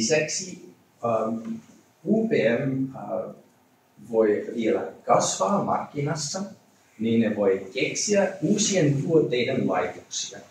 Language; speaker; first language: Finnish; non-native, learner; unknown